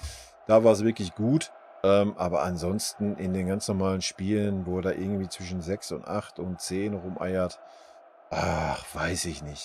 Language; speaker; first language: German; native; German